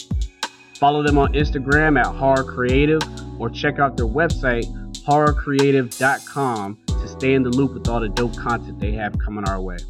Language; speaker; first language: English; native; English